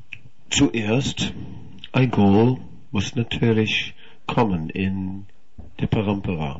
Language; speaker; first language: German; non-native, fluent; Dutch